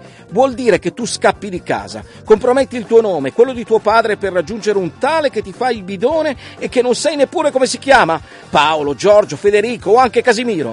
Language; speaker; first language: Italian; native; Italian